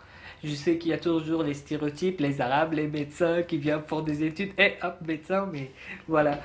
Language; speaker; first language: French; non-native, fluent; Arabic